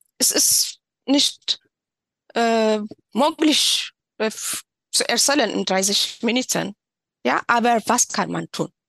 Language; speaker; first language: German; non-native, learner; Tigrinya